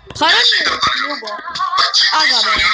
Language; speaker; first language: Turkish; native; Turkish